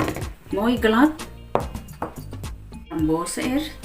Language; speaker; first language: Dutch; non-native, learner; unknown